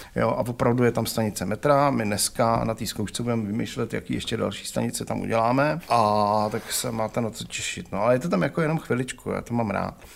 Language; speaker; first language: Czech; native; Czech